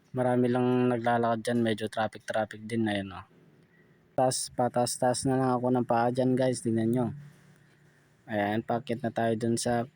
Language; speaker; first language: Filipino; non-native, local second language; Pampanga